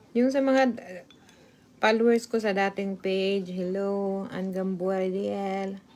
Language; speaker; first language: Filipino; non-native, local second language; Cebuano